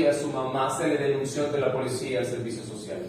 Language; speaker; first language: Spanish; native; Spanish